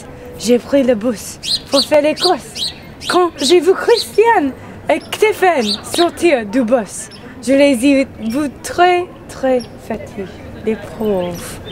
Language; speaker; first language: French; non-native, learner; English